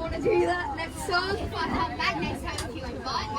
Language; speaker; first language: English; native; English